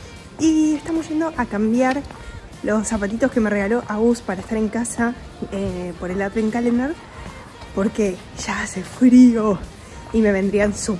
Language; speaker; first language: Spanish; native; Spanish